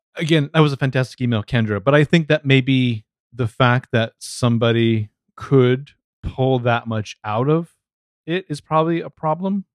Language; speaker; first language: English; native; English